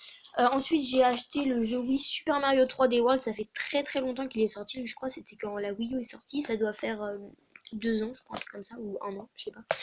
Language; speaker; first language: French; native; French